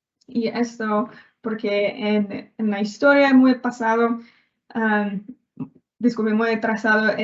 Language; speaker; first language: Spanish; non-native, learner; English